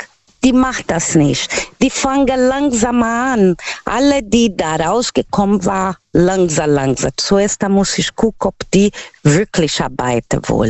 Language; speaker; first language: German; non-native, learner; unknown